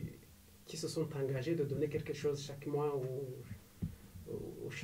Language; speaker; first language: French; non-native, local second language; Kinyarwanda